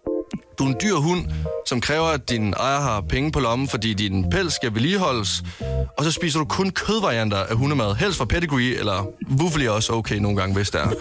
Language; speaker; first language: Danish; native; Danish